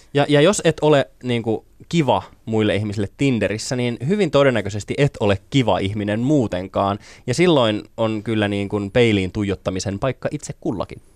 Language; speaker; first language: Finnish; native; Finnish